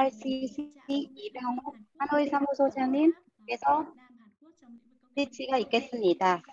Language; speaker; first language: Korean; non-native, fluent; Vietnamese